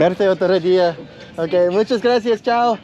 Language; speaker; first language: Spanish; non-native, learner; English